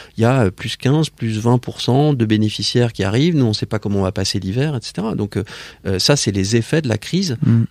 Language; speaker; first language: French; native; French